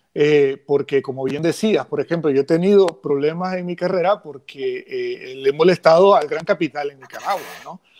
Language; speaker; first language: Spanish; native; Spanish